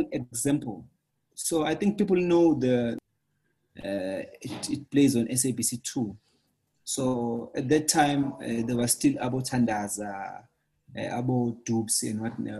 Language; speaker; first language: English; non-native, local second language; Zulu